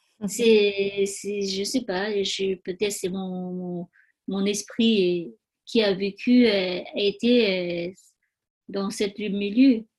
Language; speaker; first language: French; non-native, learner; Tibetan